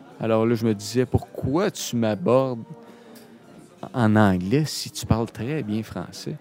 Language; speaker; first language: French; native; French